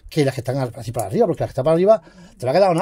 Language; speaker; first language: Spanish; native; Spanish